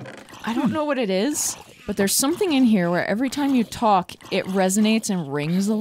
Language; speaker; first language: English; native; English